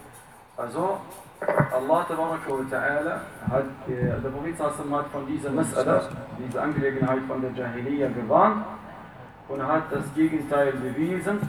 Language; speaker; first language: German; non-native, fluent; Arabic